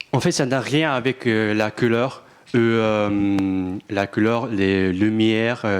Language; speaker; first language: French; non-native, fluent; Japanese